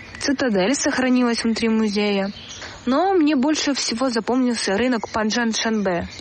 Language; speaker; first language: Russian; native; Russian